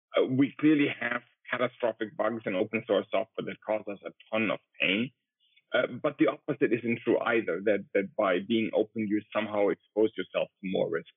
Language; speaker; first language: English; non-native, fluent; German